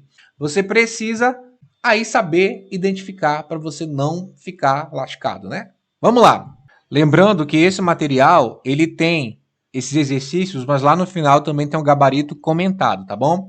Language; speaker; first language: Portuguese; native; Portuguese